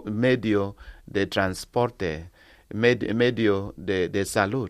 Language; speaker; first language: Spanish; non-native, learner; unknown